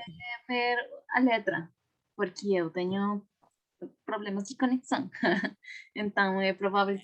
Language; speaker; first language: Portuguese; non-native, learner; Spanish